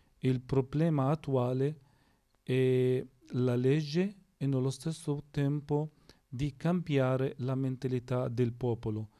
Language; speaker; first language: Italian; non-native, fluent; Arabic